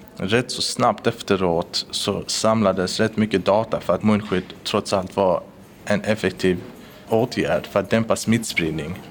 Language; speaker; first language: Swedish; early bilingual, other home language; Persian